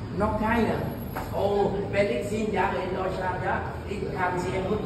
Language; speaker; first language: German; non-native, learner; Vietnamese